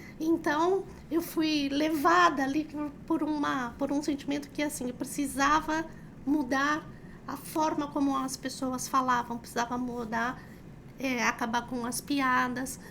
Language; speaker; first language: Portuguese; early bilingual, other home language; Chinese